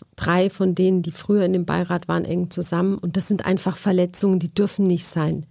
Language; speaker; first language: German; native; German